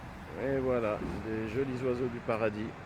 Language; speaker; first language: French; native; French